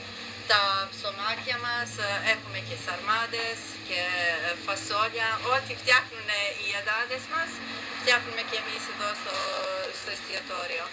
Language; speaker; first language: Greek; non-native, fluent; Serbian